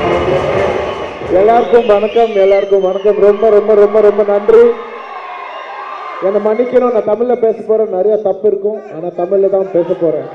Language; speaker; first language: Tamil; non-native, local second language; Telugu